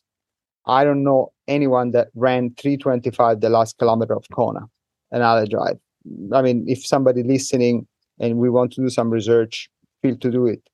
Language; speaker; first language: English; non-native, fluent; Italian